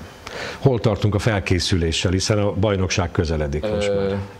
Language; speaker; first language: Hungarian; native; Hungarian